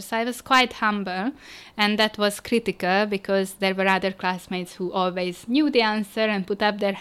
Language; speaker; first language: English; non-native, fluent; Hungarian